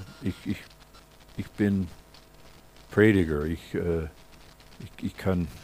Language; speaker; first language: German; non-native, fluent; English